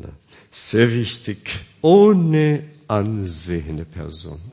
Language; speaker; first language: German; non-native, fluent; Korean